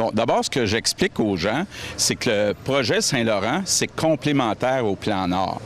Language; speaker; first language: French; native; French